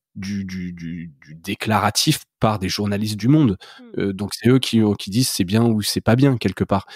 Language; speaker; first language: French; native; French